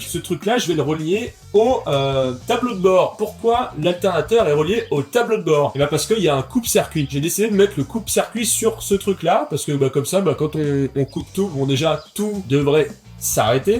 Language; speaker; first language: French; native; French